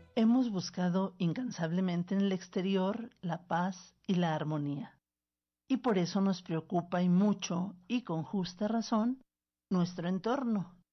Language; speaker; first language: Spanish; native; Spanish